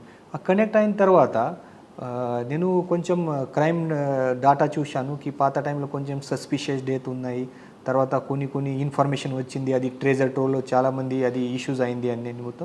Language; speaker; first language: Telugu; non-native, learner; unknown